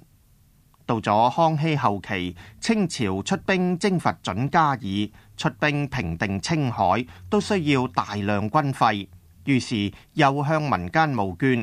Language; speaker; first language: Chinese; non-native, local second language; Cantonese